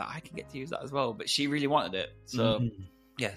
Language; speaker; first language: English; native; English